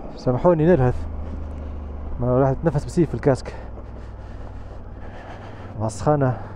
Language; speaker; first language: Arabic; native; Arabic